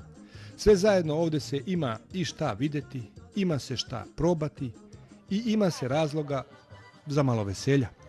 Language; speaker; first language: Bosnian; native; Bosnian